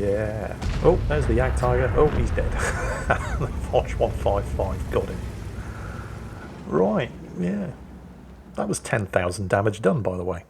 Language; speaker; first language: English; native; English